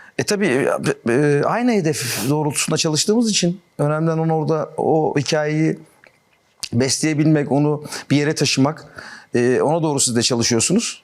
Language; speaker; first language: Turkish; native; Turkish